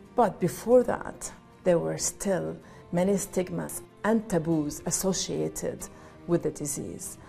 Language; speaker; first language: English; non-native, fluent; Arabic